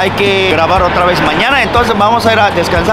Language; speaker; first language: Spanish; non-native, fluent; Korean